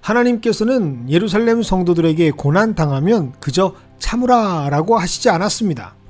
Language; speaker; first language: Korean; native; Korean